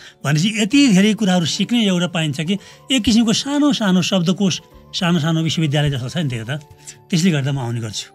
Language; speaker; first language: Nepali; native; Nepali